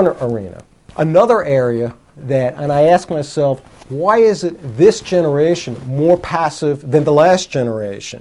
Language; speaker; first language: English; native; English